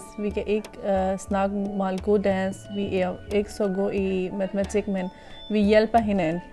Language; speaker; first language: Danish; non-native, learner; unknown